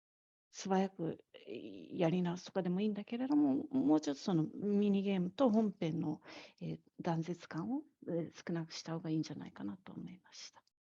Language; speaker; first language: Japanese; native; Japanese